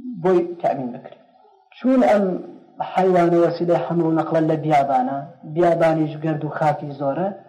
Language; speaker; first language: Central Kurdish; native; Central Kurdish